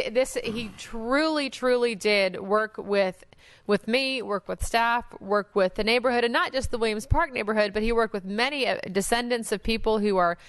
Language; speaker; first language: English; native; English